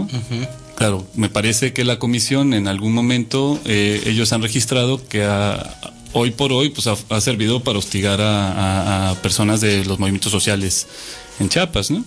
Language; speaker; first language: Spanish; native; Spanish